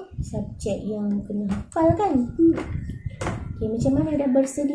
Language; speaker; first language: Malay; native; Malay